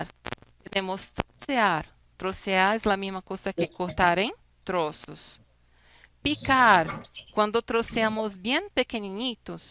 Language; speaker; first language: Spanish; non-native, fluent; Portuguese